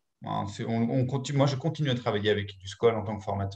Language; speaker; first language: French; native; French